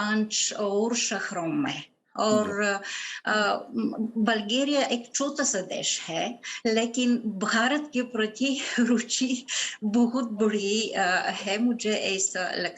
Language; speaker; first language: Hindi; non-native, fluent; Bulgarian